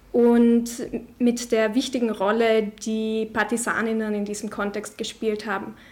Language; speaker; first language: German; non-native, local second language; Slovenian